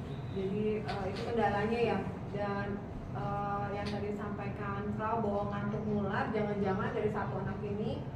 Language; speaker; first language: Malay; native; Malay